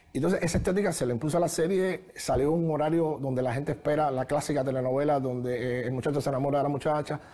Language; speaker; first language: Spanish; native; Spanish